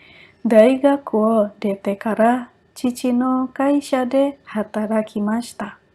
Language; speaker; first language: Japanese; non-native, fluent; Indonesian